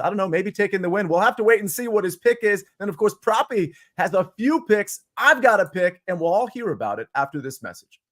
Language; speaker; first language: English; native; English